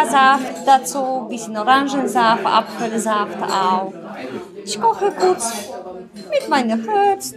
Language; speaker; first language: German; non-native, learner; Polish